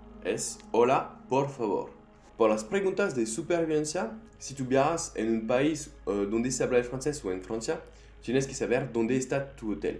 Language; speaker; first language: Spanish; non-native, fluent; French